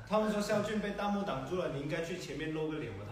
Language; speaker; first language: Chinese; native; Chinese